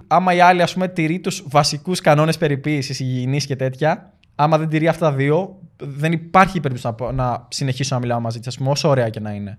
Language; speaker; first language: Greek; early bilingual, other home language; Albanian